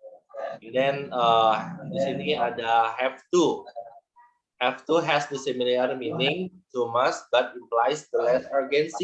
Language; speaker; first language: English; non-native, learner; Indonesian